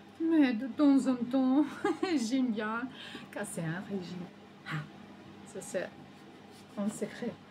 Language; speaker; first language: French; non-native, learner; Ukrainian